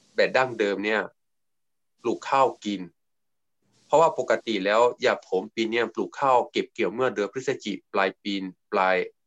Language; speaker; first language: Thai; non-native, local second language; S'gaw Karen